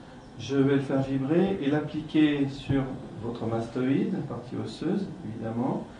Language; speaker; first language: French; native; French